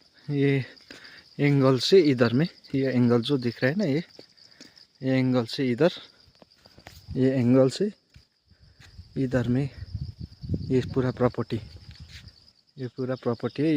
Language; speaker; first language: Hindi; non-native, local second language; Nepali